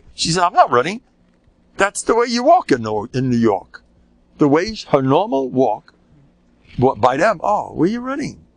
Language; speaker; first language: English; native; English